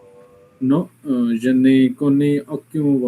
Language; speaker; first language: French; non-native, learner; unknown